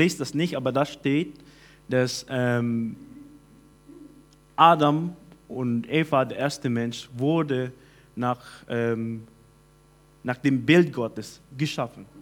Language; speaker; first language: German; non-native, fluent; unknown